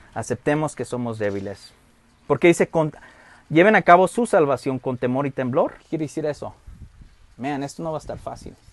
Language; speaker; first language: Spanish; early bilingual, heritage; Spanish